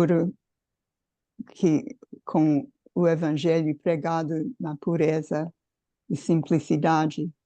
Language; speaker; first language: Portuguese; non-native, fluent; English